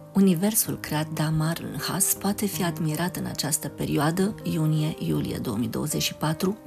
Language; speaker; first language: Romanian; native; Romanian